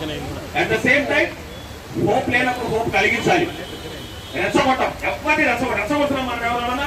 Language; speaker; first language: Telugu; native; Telugu